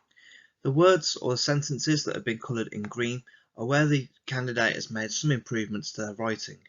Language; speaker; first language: English; native; English